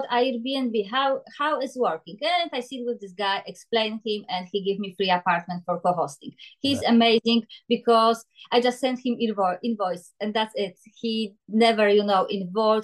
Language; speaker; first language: English; non-native, learner; Polish